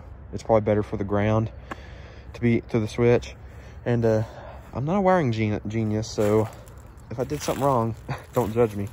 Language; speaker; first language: English; native; English